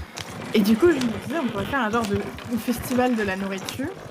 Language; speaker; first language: French; native; French